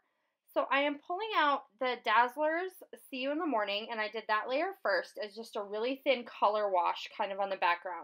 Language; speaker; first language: English; native; English